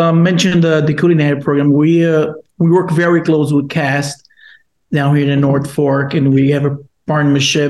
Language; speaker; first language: English; non-native, fluent; Portuguese